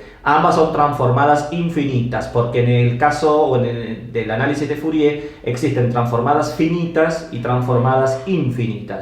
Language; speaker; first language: Spanish; native; Spanish